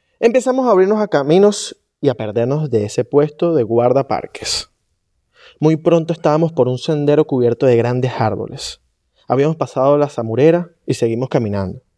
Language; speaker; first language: Spanish; native; Spanish